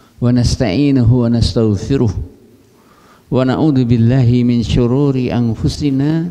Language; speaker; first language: Arabic; non-native, fluent; Javanese